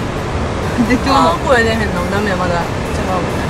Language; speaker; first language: Japanese; native; Japanese